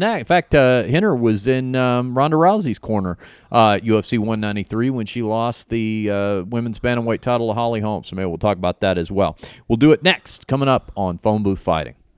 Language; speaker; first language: English; native; English